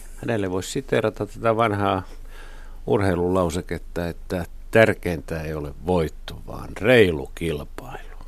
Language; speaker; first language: Finnish; native; Finnish